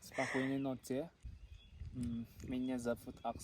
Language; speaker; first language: Russian; non-native, learner; Indonesian